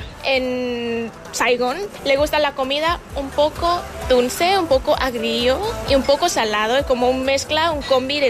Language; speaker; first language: Spanish; non-native, learner; Vietnamese